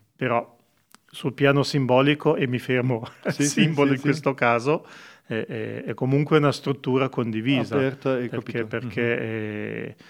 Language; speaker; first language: Italian; native; Italian